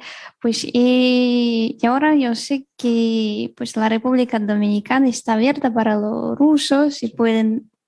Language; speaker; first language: Spanish; non-native, fluent; Russian